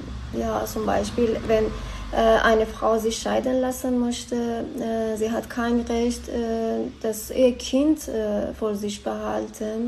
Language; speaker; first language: German; non-native, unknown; Persian